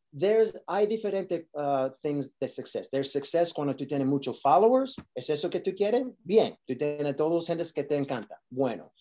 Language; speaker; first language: Spanish; early bilingual, heritage; Spanish